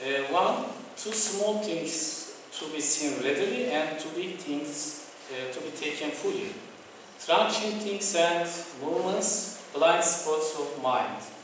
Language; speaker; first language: English; non-native, fluent; Turkish